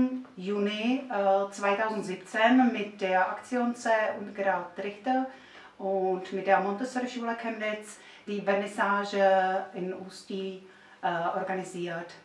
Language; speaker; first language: German; non-native, fluent; Czech